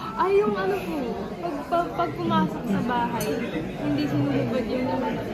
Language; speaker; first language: Filipino; early bilingual, heritage; Filipino